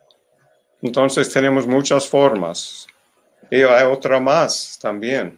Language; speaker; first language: Spanish; non-native, learner; English